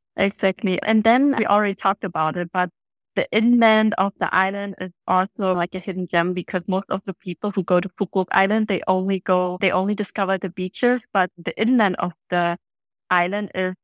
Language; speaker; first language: English; non-native, fluent; German